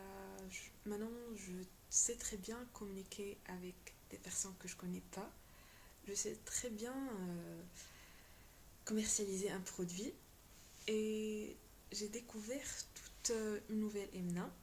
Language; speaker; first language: French; non-native, local second language; Arabic